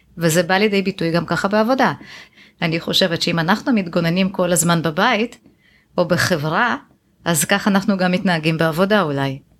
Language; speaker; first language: Hebrew; native; Hebrew